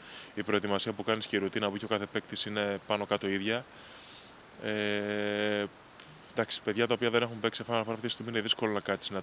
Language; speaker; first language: Greek; native; Greek